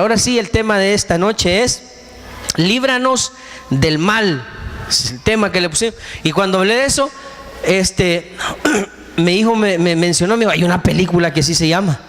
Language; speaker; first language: Spanish; native; Spanish